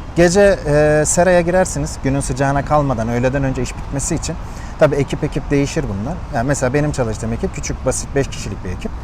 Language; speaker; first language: Turkish; native; Turkish